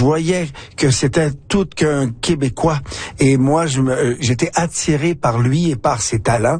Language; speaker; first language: French; native; French